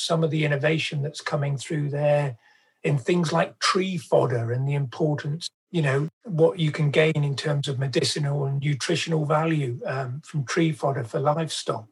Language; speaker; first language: English; native; English